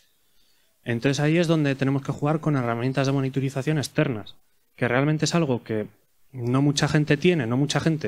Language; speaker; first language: Spanish; native; Spanish